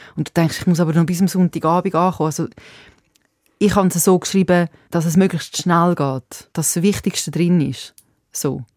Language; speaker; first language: German; early bilingual, other home language; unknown